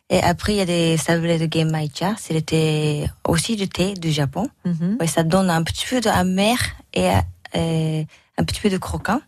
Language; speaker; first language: French; non-native, learner; Japanese